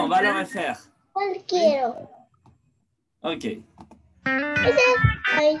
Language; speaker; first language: French; non-native, fluent; Spanish